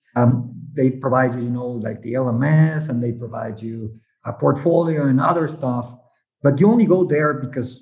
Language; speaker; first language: English; non-native, fluent; Spanish